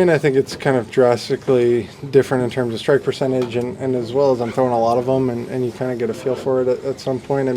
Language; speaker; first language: English; native; English